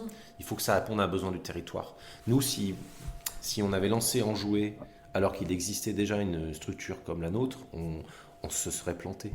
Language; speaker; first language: French; native; French